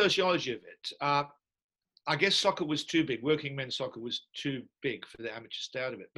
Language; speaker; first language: English; native; English